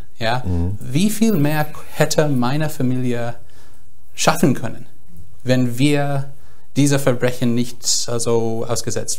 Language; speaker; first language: German; non-native, fluent; English